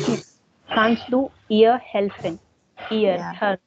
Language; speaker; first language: German; non-native, fluent; Hindi